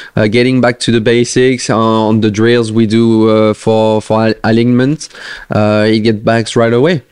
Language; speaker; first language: English; non-native, fluent; French